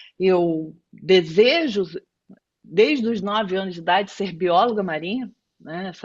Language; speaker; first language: Portuguese; native; Portuguese